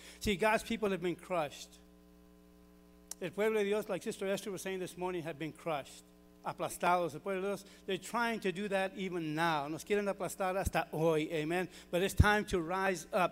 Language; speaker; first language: English; early bilingual, other home language; Spanish